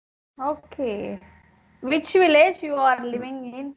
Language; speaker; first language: English; non-native, learner; Telugu